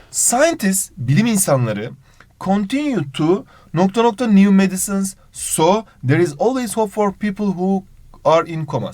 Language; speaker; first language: English; non-native, fluent; Turkish